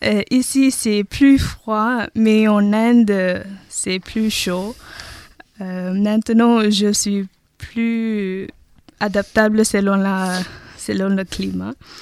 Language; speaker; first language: French; non-native, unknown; Tamil